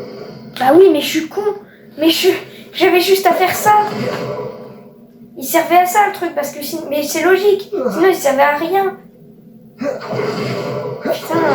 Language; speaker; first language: French; native; French